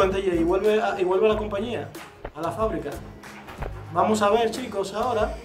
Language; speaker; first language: Spanish; native; Spanish